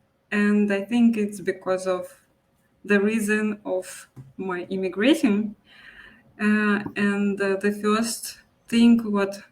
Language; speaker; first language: English; non-native, local second language; Russian